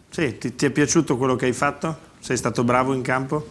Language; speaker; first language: Italian; native; Italian